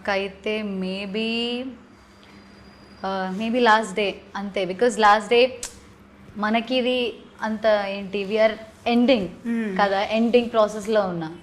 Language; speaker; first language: Telugu; non-native, learner; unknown